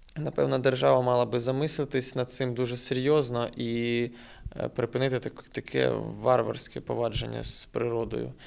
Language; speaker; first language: Ukrainian; non-native, local second language; Russian